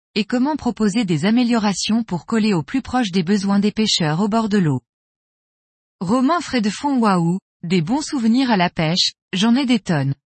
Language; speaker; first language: French; native; French